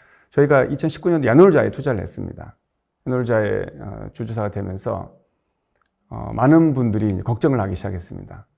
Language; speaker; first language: Korean; native; Korean